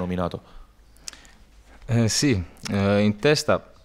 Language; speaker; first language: Italian; non-native, learner; Croatian